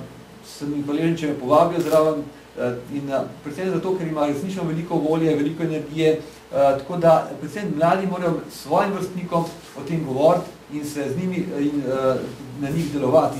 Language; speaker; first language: Slovenian; native; Slovenian